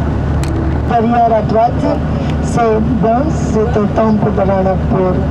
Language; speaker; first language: French; non-native, fluent; Hindi